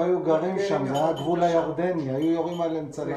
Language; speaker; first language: Hebrew; native; Hebrew